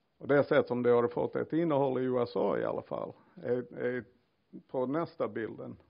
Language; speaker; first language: Swedish; non-native, fluent; English